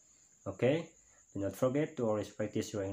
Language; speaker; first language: English; non-native, learner; Indonesian